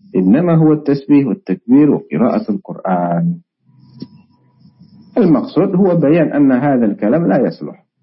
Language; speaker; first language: Arabic; non-native, fluent; Indonesian